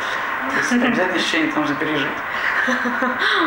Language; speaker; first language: Russian; native; Russian